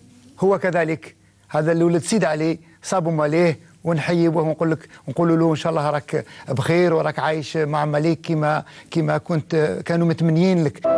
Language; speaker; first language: Arabic; native; Arabic